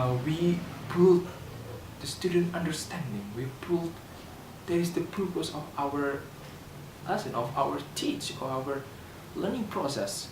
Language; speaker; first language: English; non-native, learner; Indonesian